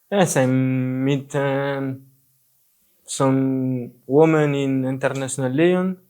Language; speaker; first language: English; non-native, learner; French